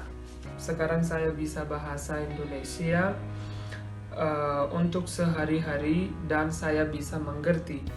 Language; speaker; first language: Indonesian; non-native, learner; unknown